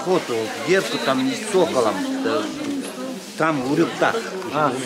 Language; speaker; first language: Russian; non-native, local second language; Kyrgyz